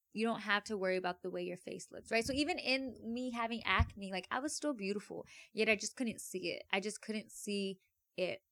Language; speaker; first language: English; native; English